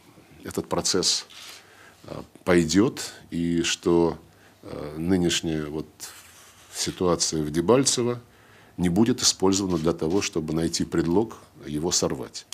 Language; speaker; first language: Russian; native; Russian